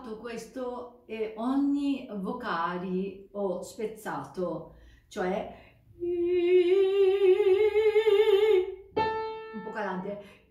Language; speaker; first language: Italian; non-native, fluent; Japanese